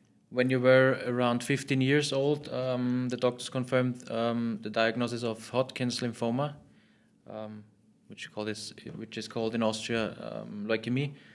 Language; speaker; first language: English; non-native, fluent; German